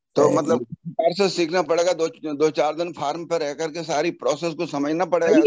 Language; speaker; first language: Hindi; native; Hindi